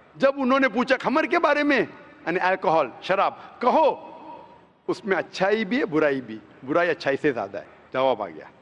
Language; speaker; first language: Hindi; non-native, local second language; Konkani